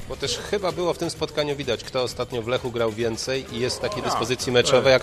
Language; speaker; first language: Polish; native; Polish